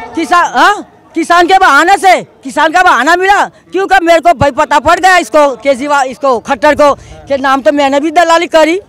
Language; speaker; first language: Hindi; non-native, local second language; Gujarati